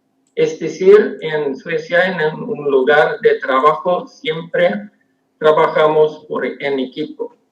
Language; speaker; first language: Spanish; non-native, fluent; Swedish